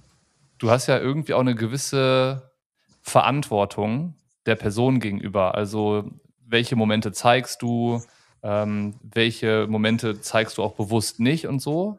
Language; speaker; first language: German; native; German